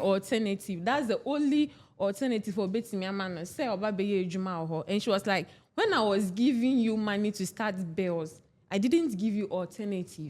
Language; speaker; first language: English; non-native, local second language; Akan